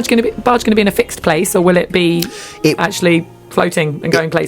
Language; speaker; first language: English; native; English